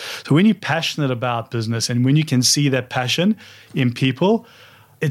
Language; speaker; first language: English; native; English